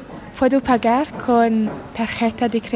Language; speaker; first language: Spanish; non-native, fluent; English